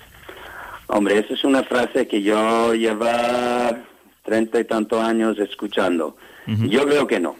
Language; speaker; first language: Spanish; non-native, learner; English